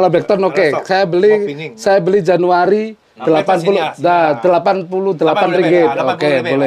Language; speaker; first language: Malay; non-native, local second language; Javanese